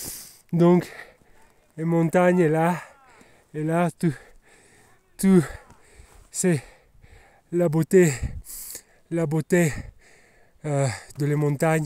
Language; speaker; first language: French; non-native, learner; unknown